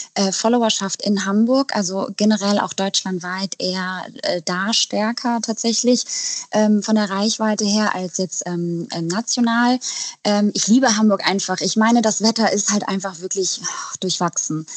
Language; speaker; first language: German; native; German